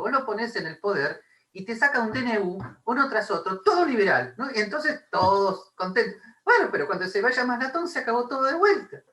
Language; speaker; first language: Spanish; native; Spanish